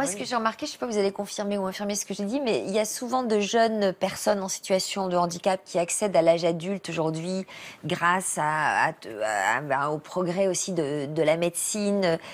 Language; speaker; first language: French; native; French